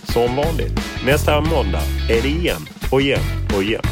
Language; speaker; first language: Swedish; native; Swedish